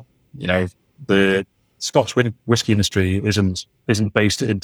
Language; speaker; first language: English; native; English